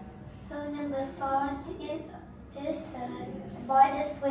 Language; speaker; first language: English; non-native, learner; Vietnamese